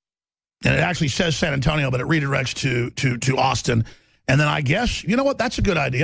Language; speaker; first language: English; native; English